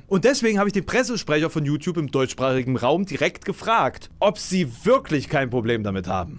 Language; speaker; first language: German; native; German